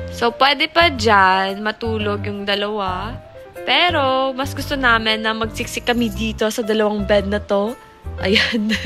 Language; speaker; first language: Filipino; native; Filipino